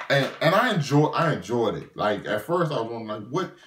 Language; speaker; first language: English; native; English